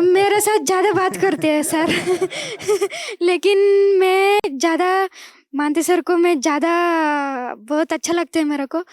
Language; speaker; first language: Hindi; non-native, local second language; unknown